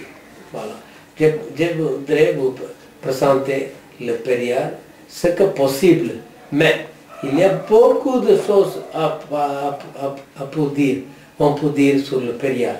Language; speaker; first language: French; non-native, learner; Tamil